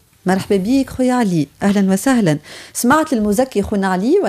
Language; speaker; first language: Arabic; native; Arabic